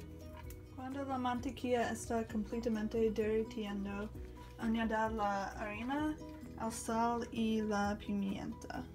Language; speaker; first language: Spanish; non-native, learner; English